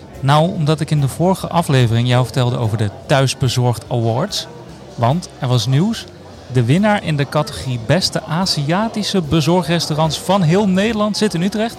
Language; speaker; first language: Dutch; native; Dutch